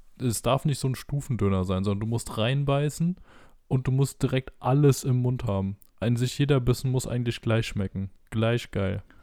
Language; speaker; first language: German; native; German